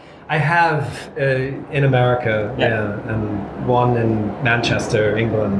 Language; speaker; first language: English; native; English